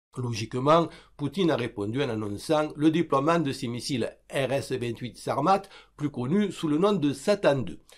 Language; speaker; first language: French; native; French